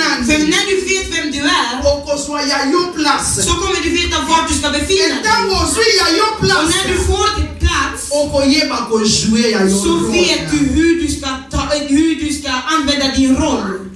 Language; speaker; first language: Swedish; non-native, learner; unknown